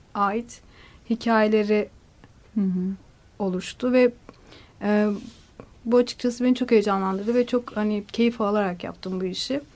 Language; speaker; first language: Turkish; native; Turkish